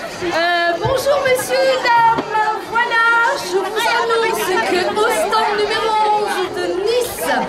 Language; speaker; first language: French; native; French